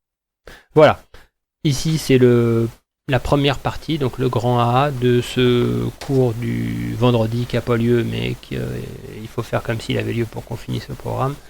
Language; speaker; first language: French; native; French